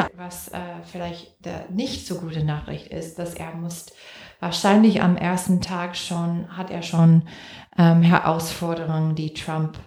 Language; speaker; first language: German; non-native, fluent; English